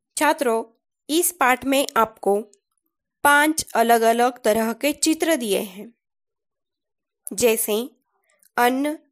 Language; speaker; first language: Hindi; non-native, local second language; Marathi